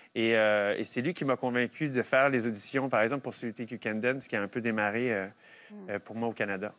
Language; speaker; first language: French; native; French